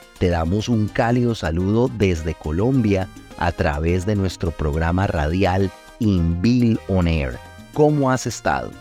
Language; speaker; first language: Spanish; native; Spanish